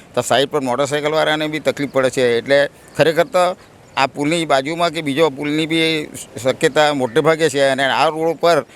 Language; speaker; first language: Gujarati; native; Gujarati